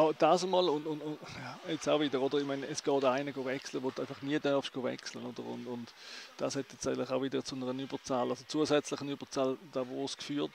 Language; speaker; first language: German; native; German